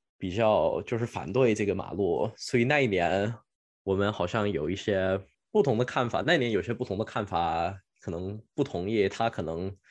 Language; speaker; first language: Chinese; early bilingual, heritage; Chinese